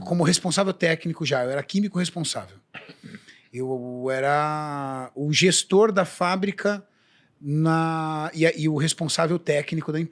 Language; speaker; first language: Portuguese; native; Portuguese